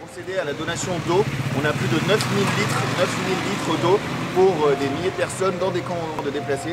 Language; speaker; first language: French; native; French